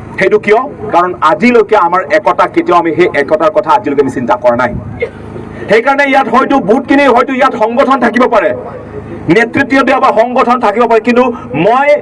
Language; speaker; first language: Assamese; non-native, local second language; Karbi